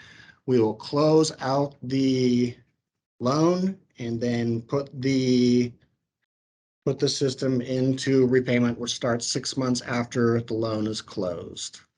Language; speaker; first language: English; native; English